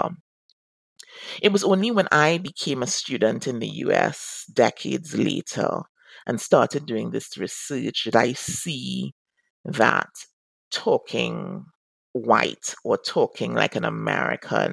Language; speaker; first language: English; native; English